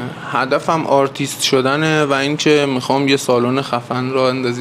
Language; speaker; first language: Persian; native; Persian